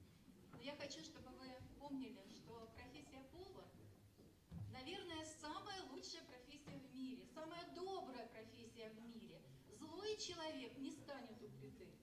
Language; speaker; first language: Russian; native; Russian